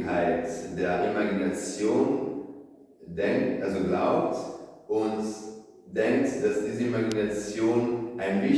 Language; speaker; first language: German; non-native, fluent; Italian